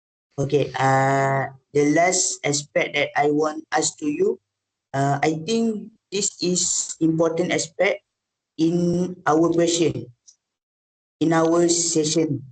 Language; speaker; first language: English; non-native, learner; Malay